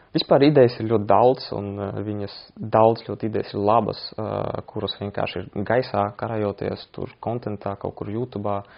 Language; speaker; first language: Latvian; non-native, local second language; Russian